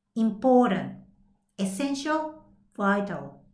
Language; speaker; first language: English; non-native, fluent; Japanese